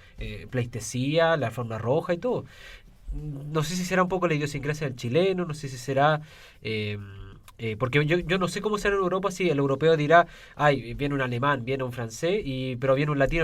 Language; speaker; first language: Spanish; native; Spanish